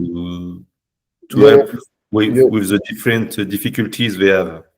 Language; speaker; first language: English; non-native, learner; French